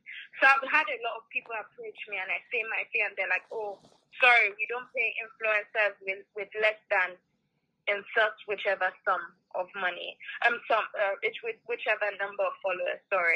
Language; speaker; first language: English; non-native, local second language; Yoruba